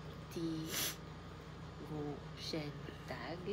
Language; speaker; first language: German; non-native, learner; Filipino